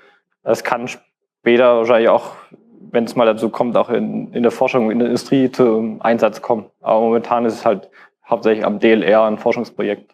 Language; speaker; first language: German; native; German